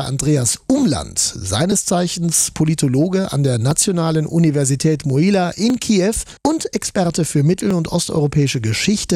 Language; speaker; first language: German; native; German